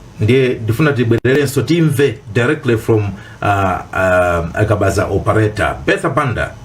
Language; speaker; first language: Nyanja; native; Nyanja